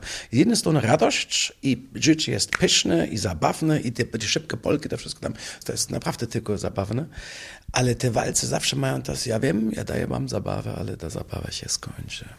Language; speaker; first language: Polish; non-native, fluent; German